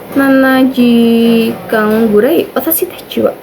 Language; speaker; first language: Japanese; non-native, learner; Indonesian